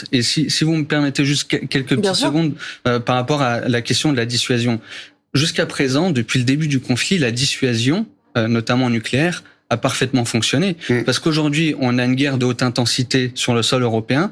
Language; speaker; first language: French; native; French